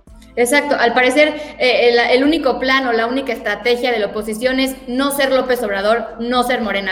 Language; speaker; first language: Spanish; native; Spanish